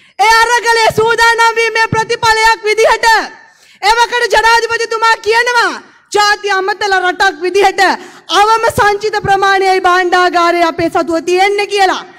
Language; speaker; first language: Sinhala; native; Sinhala